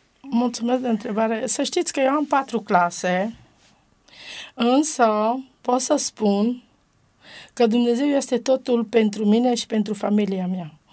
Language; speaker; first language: Romanian; non-native, local second language; Romany